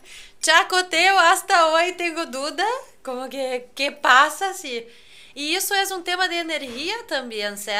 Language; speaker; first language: Spanish; non-native, fluent; Portuguese